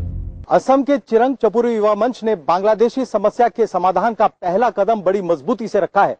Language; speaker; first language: Hindi; native; Hindi